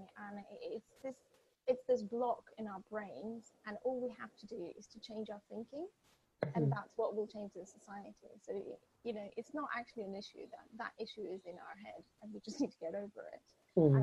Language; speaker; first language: English; non-native, fluent; Russian